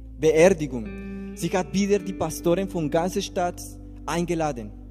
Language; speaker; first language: German; non-native, learner; Spanish